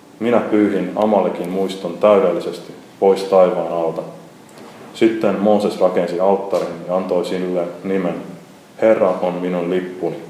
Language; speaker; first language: Finnish; native; Finnish